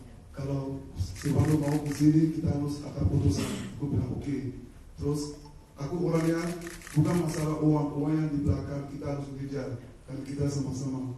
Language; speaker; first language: Indonesian; non-native, fluent; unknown